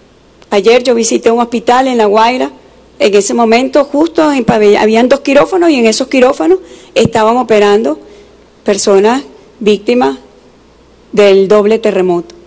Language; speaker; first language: Spanish; native; Spanish